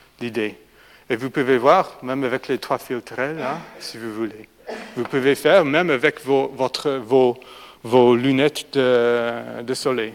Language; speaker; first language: French; non-native, fluent; English